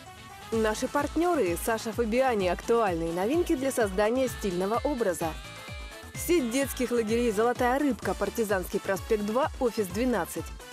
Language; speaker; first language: Russian; native; Russian